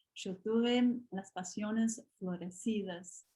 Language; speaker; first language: Spanish; non-native, learner; English